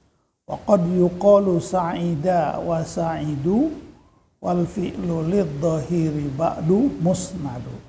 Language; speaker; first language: Arabic; non-native, fluent; Indonesian